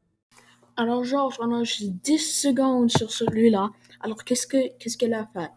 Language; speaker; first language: French; non-native, learner; English